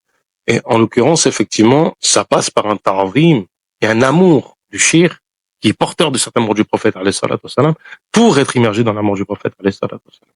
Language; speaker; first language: French; non-native, local second language; Wolof